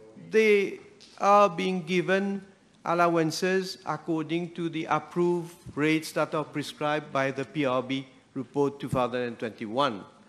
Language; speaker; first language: English; non-native, local second language; Morisyen